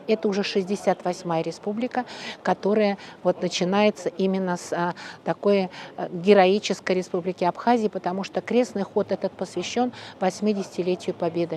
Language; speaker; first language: Russian; native; Russian